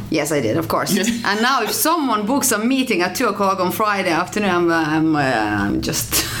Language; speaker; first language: English; non-native, fluent; Finnish